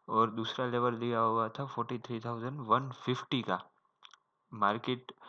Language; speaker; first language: Hindi; non-native, local second language; Gujarati